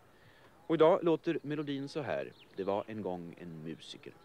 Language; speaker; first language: Swedish; native; Swedish